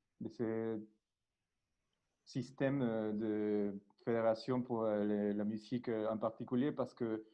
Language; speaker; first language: French; non-native, learner; Spanish